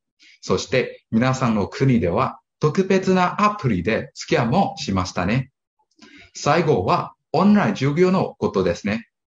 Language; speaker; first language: Japanese; non-native, learner; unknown